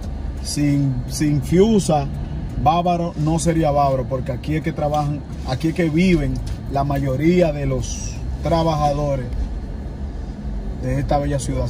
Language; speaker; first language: Spanish; native; Spanish